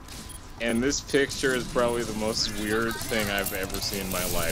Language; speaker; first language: English; native; English